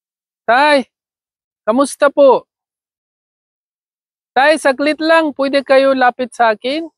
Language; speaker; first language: Filipino; non-native, learner; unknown